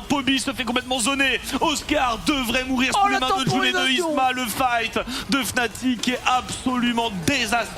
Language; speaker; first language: French; native; French